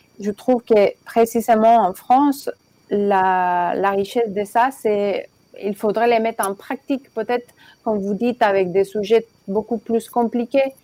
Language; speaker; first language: French; non-native, fluent; Spanish